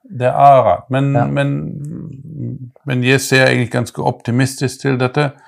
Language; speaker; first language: Norwegian; non-native, fluent; German